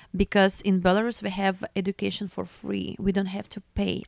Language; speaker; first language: English; non-native, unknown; Russian